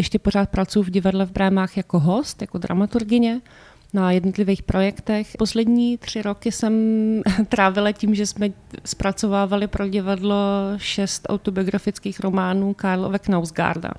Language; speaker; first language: Czech; native; Czech